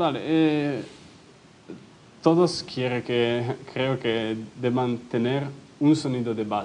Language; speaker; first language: Spanish; non-native, fluent; Italian